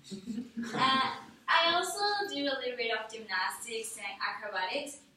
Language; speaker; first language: English; non-native, fluent; Spanish